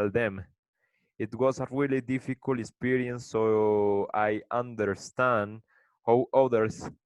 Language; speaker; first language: English; non-native, learner; Spanish